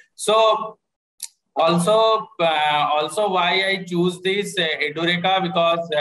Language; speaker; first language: English; non-native, local second language; Bangla